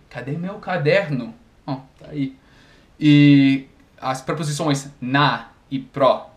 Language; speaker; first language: Portuguese; non-native, fluent; English